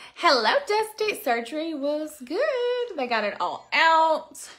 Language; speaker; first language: English; native; English